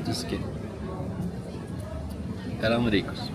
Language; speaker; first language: Spanish; non-native, fluent; Swedish